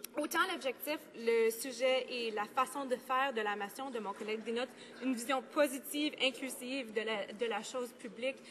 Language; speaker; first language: French; native; French